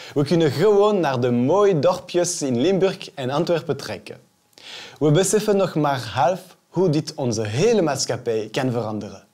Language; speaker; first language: Dutch; non-native, local second language; French